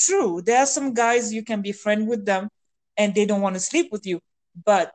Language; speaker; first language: English; non-native, fluent; French